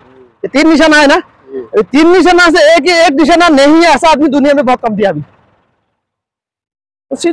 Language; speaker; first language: Hindi; non-native, learner; Bangla